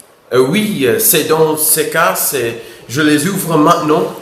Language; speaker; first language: French; non-native, learner; English